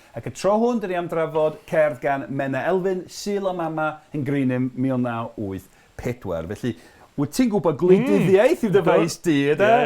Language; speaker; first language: Welsh; non-native, fluent; English